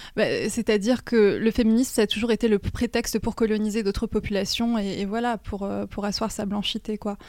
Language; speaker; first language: French; native; French